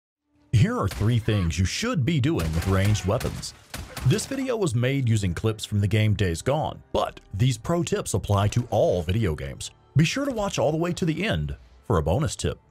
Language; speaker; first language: English; native; English